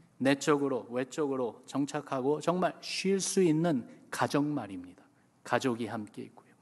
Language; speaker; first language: Korean; early bilingual, other home language; English